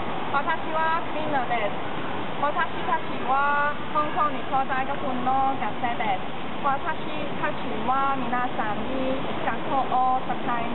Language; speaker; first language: Japanese; non-native, learner; Cantonese